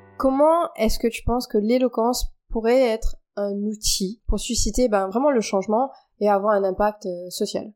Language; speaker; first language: French; non-native, local second language; Morisyen